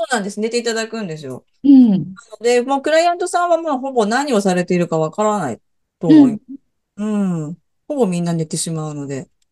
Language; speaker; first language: Japanese; native; Japanese